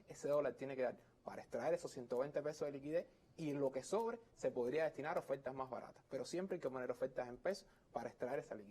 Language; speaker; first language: Spanish; native; Spanish